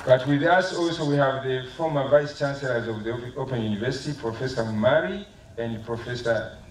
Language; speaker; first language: English; non-native, local second language; Swahili